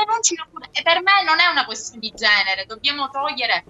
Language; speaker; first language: Italian; native; Italian